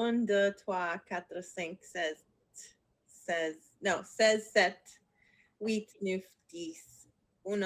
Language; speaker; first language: French; non-native, learner; English